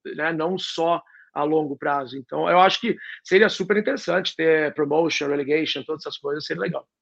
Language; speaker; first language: Portuguese; native; Portuguese